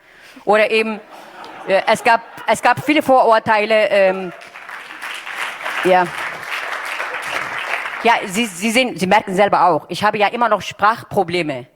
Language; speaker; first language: German; non-native, fluent; Turkish